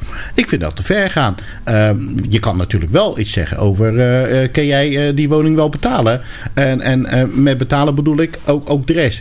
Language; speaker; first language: Dutch; native; Dutch